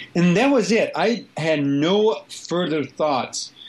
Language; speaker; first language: English; non-native, fluent; Italian